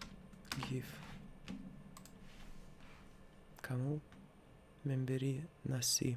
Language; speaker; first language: English; non-native, learner; Russian